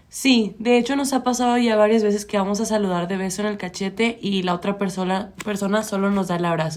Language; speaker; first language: Spanish; native; Spanish